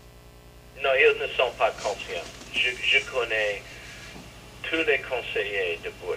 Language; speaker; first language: French; non-native, fluent; English